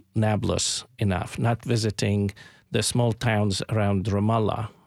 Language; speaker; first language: English; non-native, fluent; Arabic